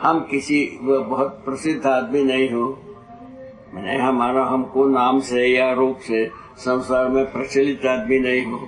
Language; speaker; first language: Hindi; non-native, local second language; Kannada